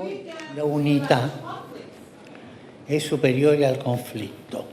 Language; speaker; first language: Italian; early bilingual, heritage; Spanish